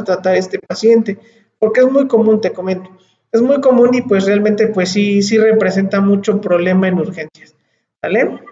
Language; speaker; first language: Spanish; native; Spanish